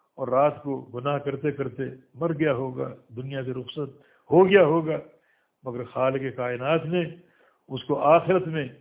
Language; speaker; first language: Urdu; native; Urdu